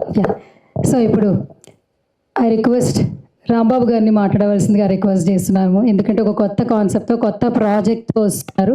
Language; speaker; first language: Telugu; native; Telugu